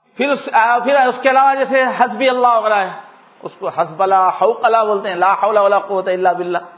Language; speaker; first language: Urdu; native; Urdu